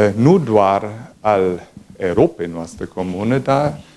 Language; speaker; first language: Romanian; non-native, fluent; German